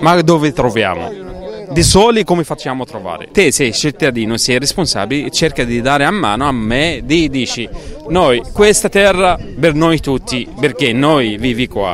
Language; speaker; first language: Italian; non-native, learner; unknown